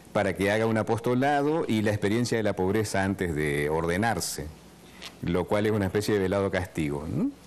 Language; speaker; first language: Spanish; native; Spanish